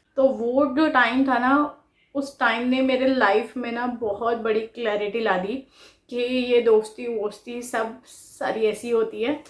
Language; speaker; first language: Hindi; non-native, local second language; Bangla